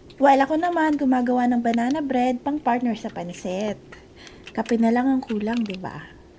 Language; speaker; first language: Filipino; native; Filipino